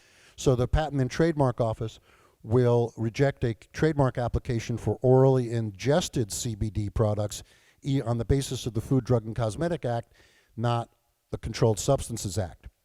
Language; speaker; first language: English; native; English